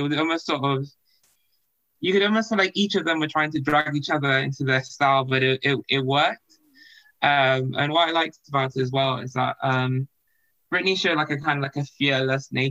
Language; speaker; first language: English; non-native, local second language; Yoruba